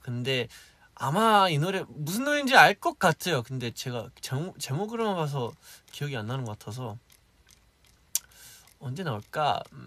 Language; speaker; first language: Korean; early bilingual, heritage; Korean